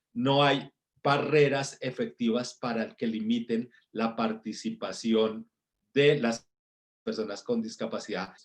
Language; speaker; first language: Spanish; native; Spanish